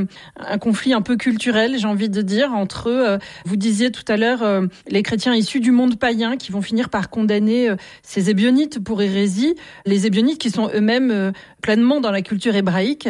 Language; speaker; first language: French; native; French